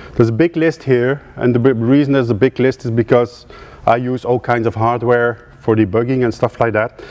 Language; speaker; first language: English; non-native, fluent; Dutch